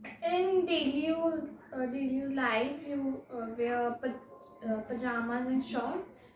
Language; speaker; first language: English; non-native, local second language; Hindi